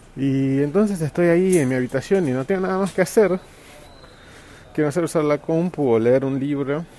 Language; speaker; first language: Spanish; non-native, fluent; Portuguese